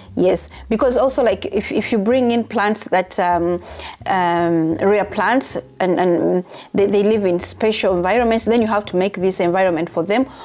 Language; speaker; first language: English; non-native, local second language; Ganda